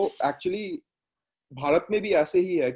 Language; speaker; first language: Hindi; native; Hindi